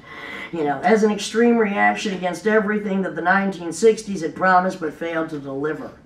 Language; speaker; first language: English; native; English